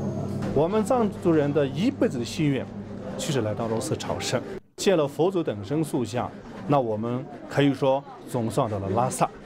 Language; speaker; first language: Chinese; non-native, local second language; Tibetan